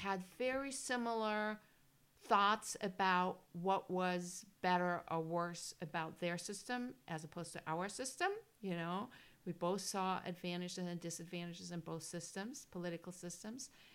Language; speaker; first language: English; non-native, fluent; German